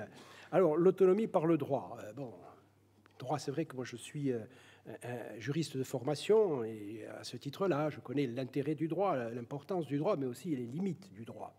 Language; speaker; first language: French; native; French